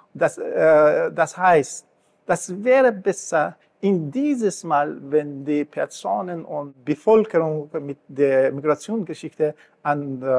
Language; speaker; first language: German; non-native, learner; Persian